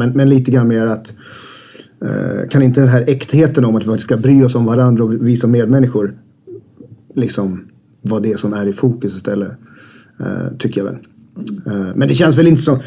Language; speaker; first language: Swedish; native; Swedish